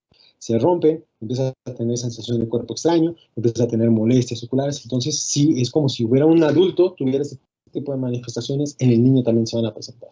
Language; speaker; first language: Spanish; native; Spanish